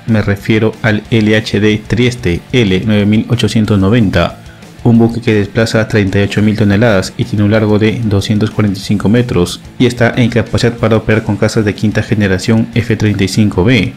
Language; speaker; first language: Spanish; native; Spanish